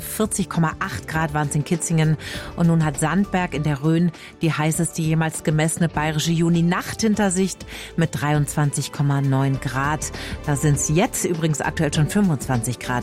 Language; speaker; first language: German; native; German